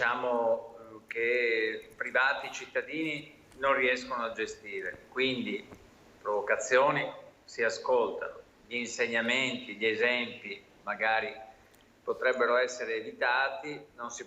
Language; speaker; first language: Italian; native; Italian